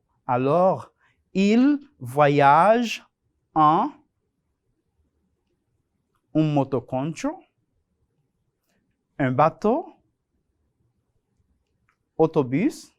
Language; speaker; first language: French; non-native, fluent; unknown